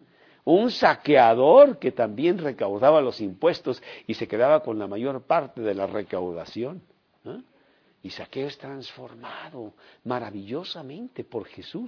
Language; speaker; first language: Spanish; native; Spanish